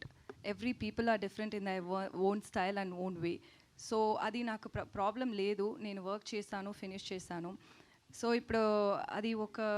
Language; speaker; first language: Telugu; non-native, learner; Tamil